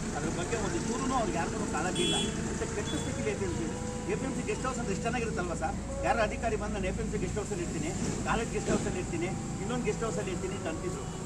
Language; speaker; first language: Kannada; native; Kannada